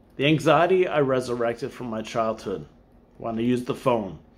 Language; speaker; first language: English; native; English